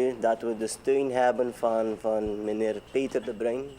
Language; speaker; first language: Dutch; non-native, local second language; Papiamento